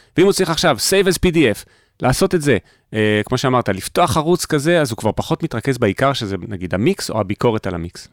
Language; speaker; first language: Hebrew; native; Hebrew